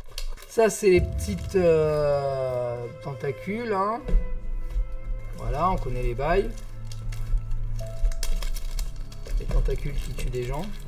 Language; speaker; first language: French; native; French